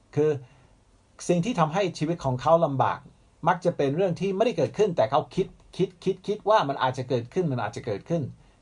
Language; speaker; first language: Thai; non-native, fluent; English